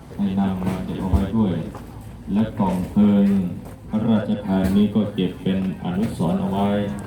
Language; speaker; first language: Thai; native; Thai